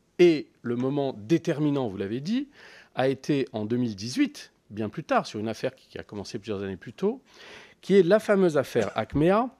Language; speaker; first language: French; native; French